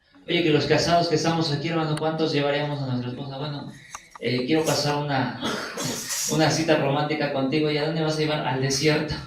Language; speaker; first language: Spanish; native; Spanish